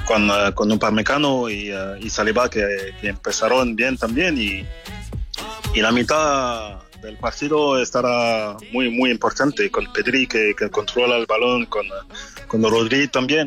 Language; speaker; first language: Spanish; non-native, fluent; French